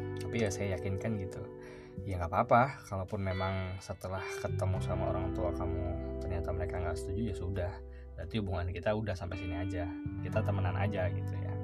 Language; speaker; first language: Indonesian; native; Indonesian